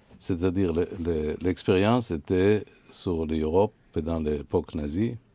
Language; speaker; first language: French; non-native, fluent; Hebrew